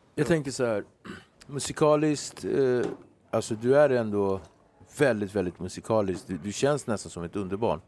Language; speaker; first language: Swedish; native; Swedish